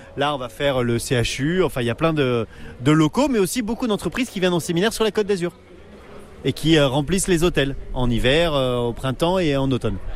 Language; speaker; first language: French; native; French